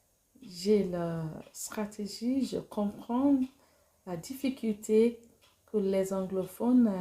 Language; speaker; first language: French; non-native, fluent; Igbo